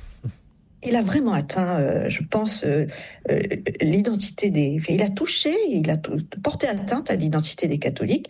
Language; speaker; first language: French; native; French